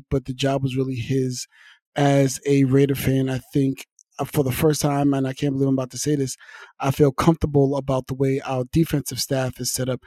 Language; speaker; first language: English; native; English